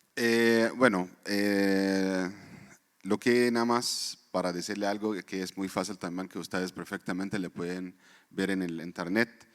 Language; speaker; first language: Spanish; non-native, fluent; Arabic